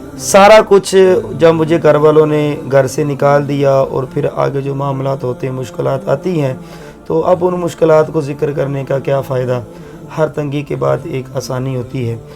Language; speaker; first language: Urdu; non-native, local second language; Punjabi